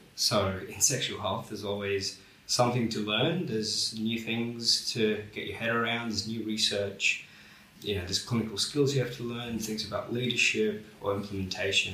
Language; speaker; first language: English; non-native, local second language; Bangla